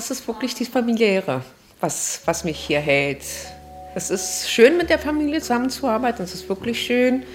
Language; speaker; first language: German; early bilingual, other home language; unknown